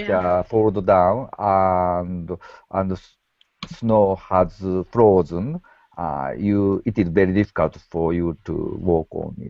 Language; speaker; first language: English; non-native, learner; Japanese